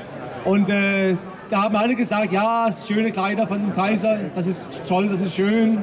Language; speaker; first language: German; non-native, fluent; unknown